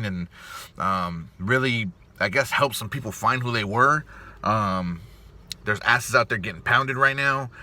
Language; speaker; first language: English; native; English